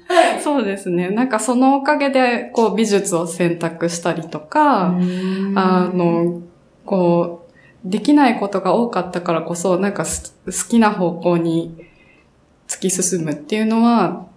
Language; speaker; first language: Japanese; native; Japanese